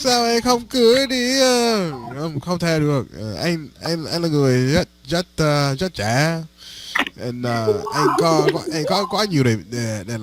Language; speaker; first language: Vietnamese; non-native, learner; English